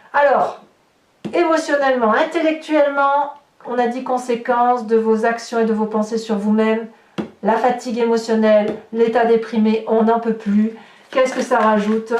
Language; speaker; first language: French; native; French